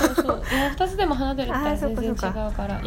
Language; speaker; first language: Japanese; native; Japanese